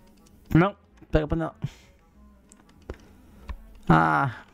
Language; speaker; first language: Portuguese; native; Portuguese